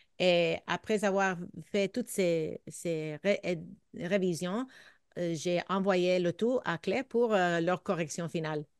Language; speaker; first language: French; non-native, fluent; English